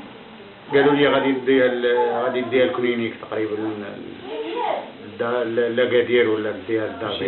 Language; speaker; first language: Arabic; native; Arabic